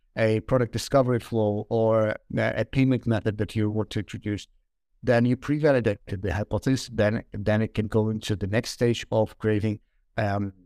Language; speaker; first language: English; non-native, fluent; Ukrainian